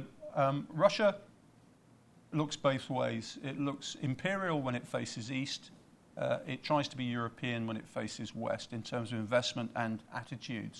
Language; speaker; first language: English; native; English